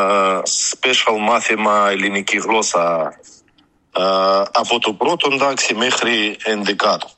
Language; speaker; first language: Greek; non-native, learner; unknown